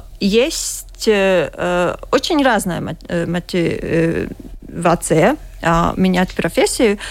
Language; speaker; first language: Russian; non-native, learner; Latvian